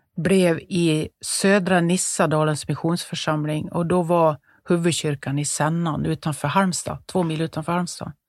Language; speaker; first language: Swedish; native; Swedish